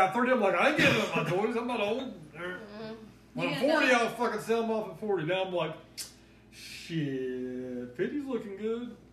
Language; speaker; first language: English; native; English